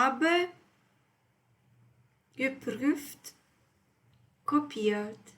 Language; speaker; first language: German; non-native, fluent; Portuguese